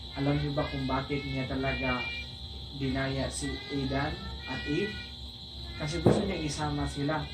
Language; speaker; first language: Filipino; non-native, local second language; Cebuano